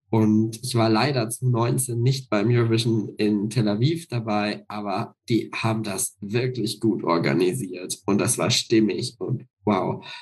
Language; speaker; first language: German; native; German